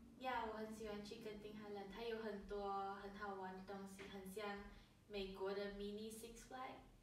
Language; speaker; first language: Chinese; early bilingual, heritage; Chinese